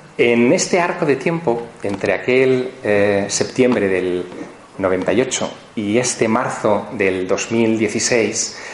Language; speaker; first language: Spanish; native; Spanish